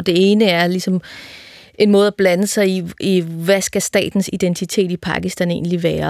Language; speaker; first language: Danish; native; Danish